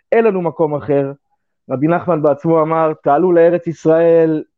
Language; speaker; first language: Hebrew; native; Hebrew